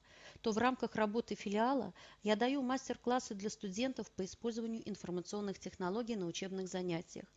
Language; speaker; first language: Russian; native; Russian